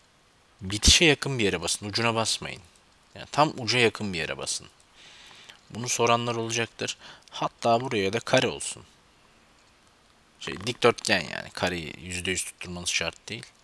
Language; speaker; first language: Turkish; native; Turkish